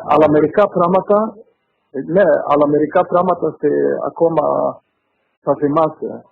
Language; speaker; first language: Greek; early bilingual, heritage; Greek